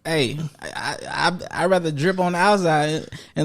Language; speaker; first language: English; native; English